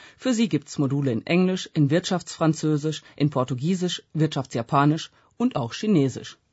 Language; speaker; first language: German; native; German